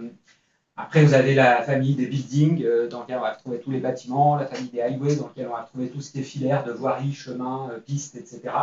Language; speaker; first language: French; native; French